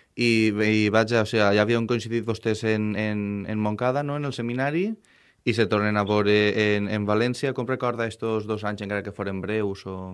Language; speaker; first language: Catalan; native; Catalan